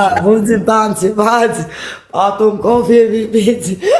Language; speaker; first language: Russian; non-native, learner; Armenian